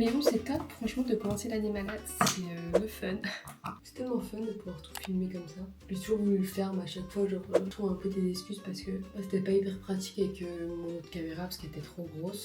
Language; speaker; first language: French; native; French